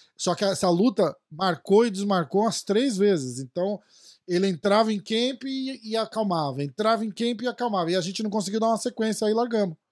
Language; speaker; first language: Portuguese; native; Portuguese